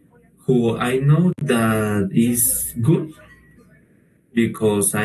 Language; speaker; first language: English; non-native, learner; Spanish